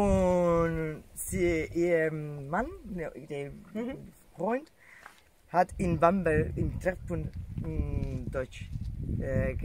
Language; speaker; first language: German; non-native, learner; Spanish